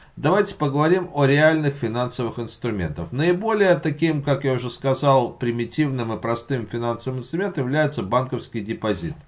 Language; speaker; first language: Russian; native; Russian